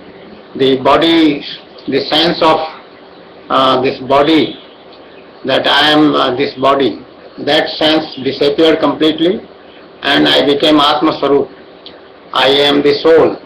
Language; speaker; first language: English; non-native, local second language; Odia